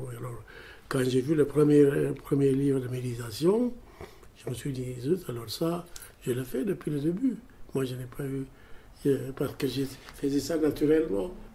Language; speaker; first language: French; non-native, fluent; Amharic